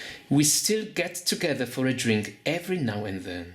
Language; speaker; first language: English; non-native, fluent; Polish